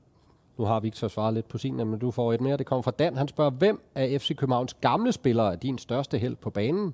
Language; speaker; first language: Danish; native; Danish